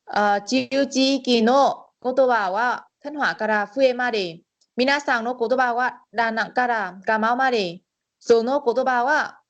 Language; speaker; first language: Japanese; non-native, learner; Vietnamese